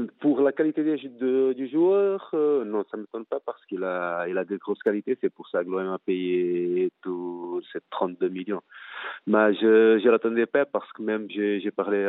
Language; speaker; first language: French; non-native, fluent; Portuguese